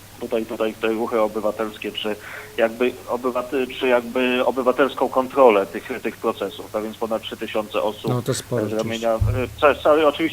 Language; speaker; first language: Polish; native; Polish